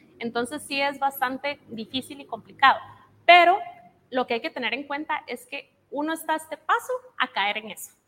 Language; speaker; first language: Spanish; native; Spanish